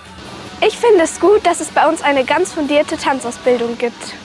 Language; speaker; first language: German; native; German